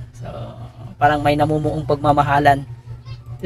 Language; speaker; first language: Filipino; native; Filipino